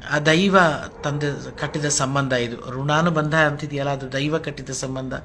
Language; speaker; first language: Kannada; non-native, local second language; Telugu